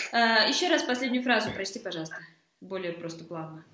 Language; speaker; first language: Russian; native; Russian